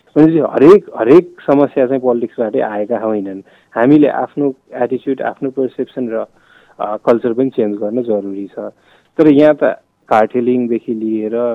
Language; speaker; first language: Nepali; non-native, local second language; Maithili